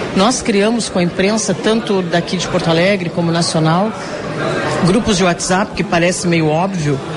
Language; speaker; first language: Portuguese; native; Portuguese